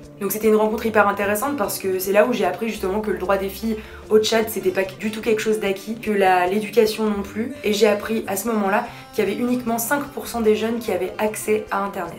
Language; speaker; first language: French; native; French